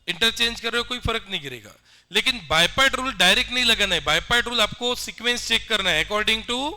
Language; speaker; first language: Hindi; non-native, local second language; Marathi